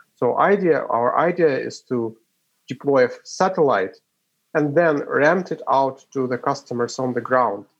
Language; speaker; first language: English; non-native, fluent; Ukrainian